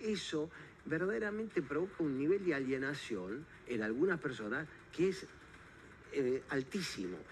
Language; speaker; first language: Spanish; native; Spanish